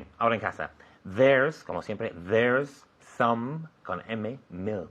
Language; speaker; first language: Spanish; non-native, fluent; English